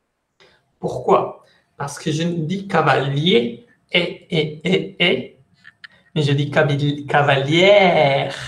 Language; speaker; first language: French; non-native, fluent; Spanish